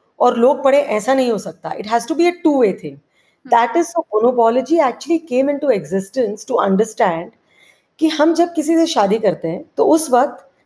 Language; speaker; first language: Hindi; non-native, local second language; Marwari